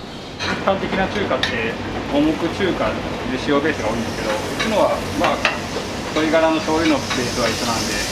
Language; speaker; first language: Japanese; native; Japanese